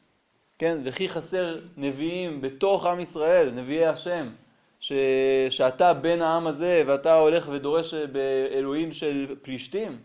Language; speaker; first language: Hebrew; native; Hebrew